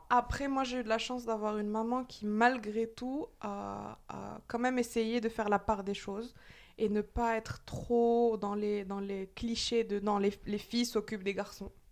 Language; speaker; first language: French; non-native, local second language; Arabic